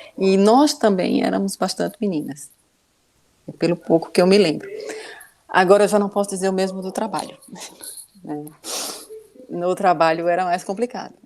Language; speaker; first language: Portuguese; native; Portuguese